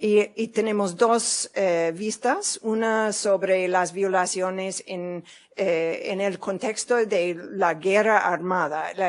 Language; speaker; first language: Spanish; non-native, fluent; English